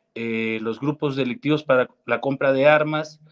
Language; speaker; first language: Spanish; native; Spanish